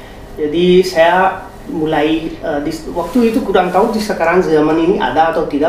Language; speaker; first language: Indonesian; non-native, fluent; Hindi